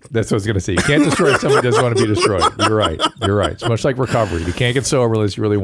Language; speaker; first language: English; native; English